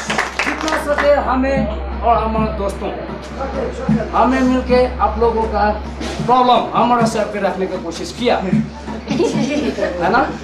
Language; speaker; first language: Hindi; non-native, fluent; Nepali